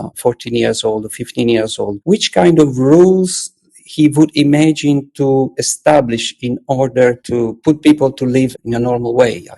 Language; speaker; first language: English; non-native, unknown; Italian